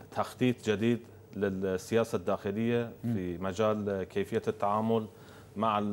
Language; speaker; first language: Arabic; non-native, fluent; Persian